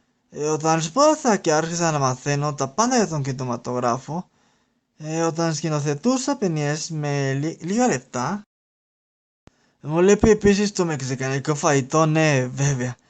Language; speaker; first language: Greek; non-native, learner; Spanish